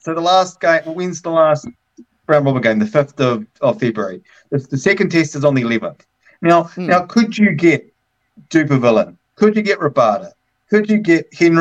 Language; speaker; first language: English; native; English